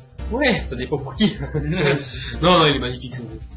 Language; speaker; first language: French; native; French